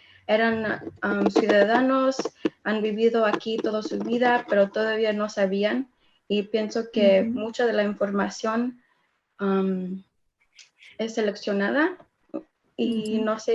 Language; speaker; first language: Spanish; early bilingual, heritage; Spanish